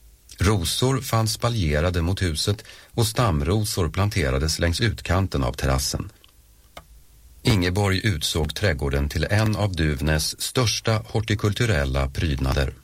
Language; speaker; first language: Swedish; native; Swedish